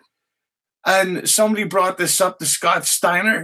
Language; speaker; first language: English; native; English